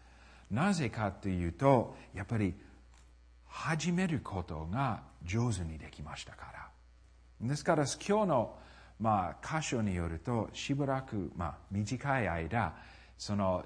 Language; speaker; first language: Japanese; non-native, fluent; English